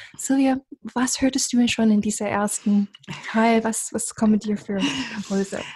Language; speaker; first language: German; non-native, fluent; English